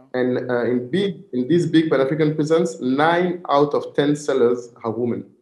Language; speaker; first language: English; non-native, fluent; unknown